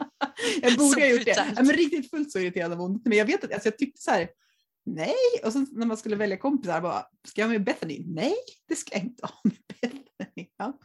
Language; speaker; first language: Swedish; native; Swedish